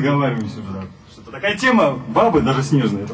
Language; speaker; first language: Russian; native; Russian